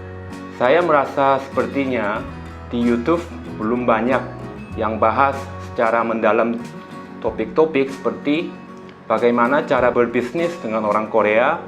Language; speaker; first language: Indonesian; non-native, fluent; Korean